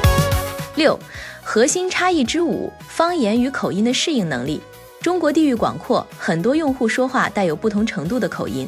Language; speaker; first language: Chinese; native; Chinese